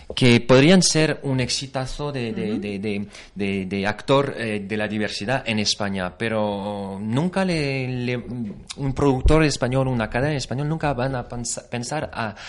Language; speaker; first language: Spanish; non-native, fluent; French